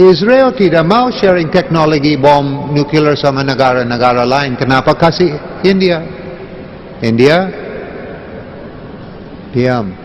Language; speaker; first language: Indonesian; non-native, learner; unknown